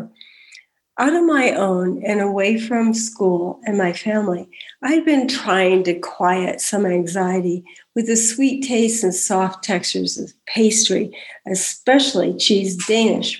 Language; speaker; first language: English; native; English